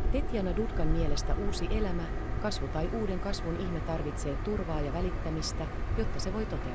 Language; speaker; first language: Finnish; native; Finnish